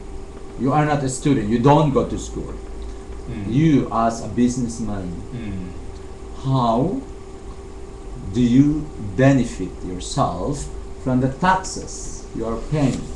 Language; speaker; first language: English; non-native, fluent; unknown